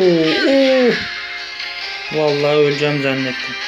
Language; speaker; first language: Turkish; native; Turkish